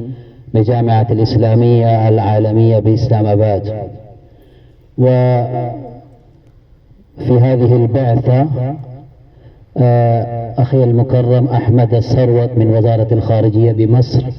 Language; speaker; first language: Arabic; non-native, fluent; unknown